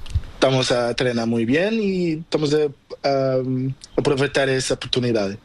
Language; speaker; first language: Spanish; non-native, learner; Portuguese